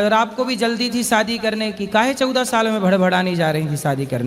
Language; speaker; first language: Hindi; native; Hindi